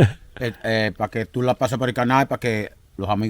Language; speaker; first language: Spanish; native; Spanish